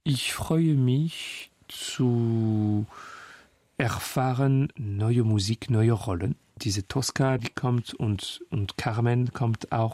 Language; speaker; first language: German; non-native, fluent; French